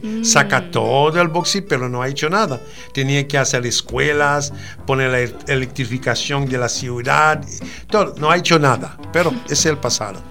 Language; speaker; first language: Spanish; non-native, fluent; Haitian Creole